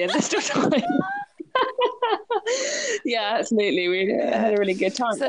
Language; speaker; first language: English; native; English